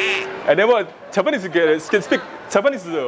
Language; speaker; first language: English; non-native, learner; Indonesian